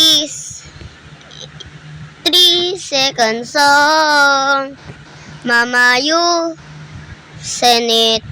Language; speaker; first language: English; non-native, learner; Filipino